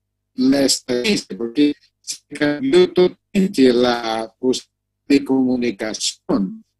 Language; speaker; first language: Spanish; non-native, learner; Portuguese